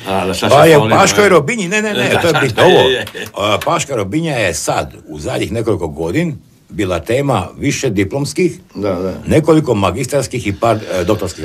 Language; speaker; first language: Croatian; native; Croatian